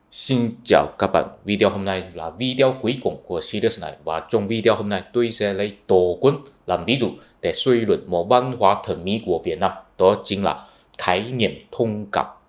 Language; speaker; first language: Vietnamese; non-native, fluent; Chinese